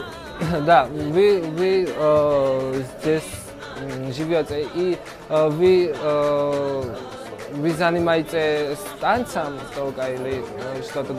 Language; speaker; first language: Russian; non-native, fluent; Georgian